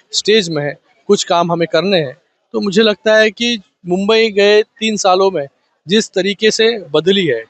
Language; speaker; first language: Hindi; non-native, local second language; Marathi